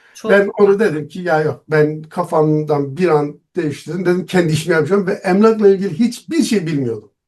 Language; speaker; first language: Turkish; non-native, local second language; Kurdish